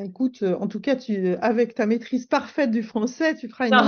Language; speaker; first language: French; native; French